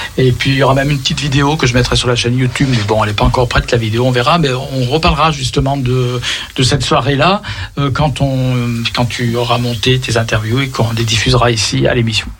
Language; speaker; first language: French; native; French